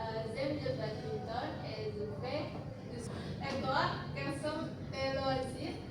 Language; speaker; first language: French; non-native, learner; Indonesian